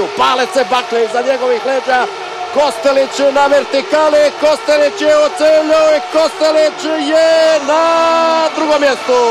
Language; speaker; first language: Serbian; native; Serbian